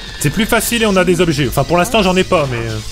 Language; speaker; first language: French; native; French